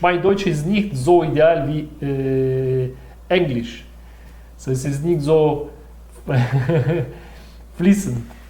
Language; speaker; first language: German; non-native, learner; Russian